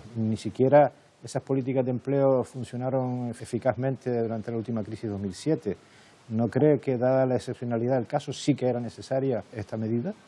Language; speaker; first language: Spanish; native; Spanish